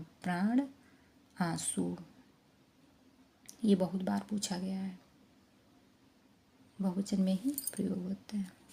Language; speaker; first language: Hindi; native; Hindi